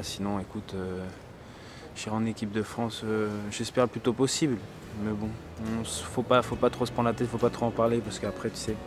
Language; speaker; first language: French; native; French